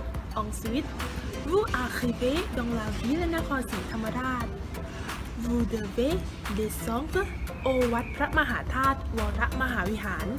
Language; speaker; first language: French; non-native, learner; Thai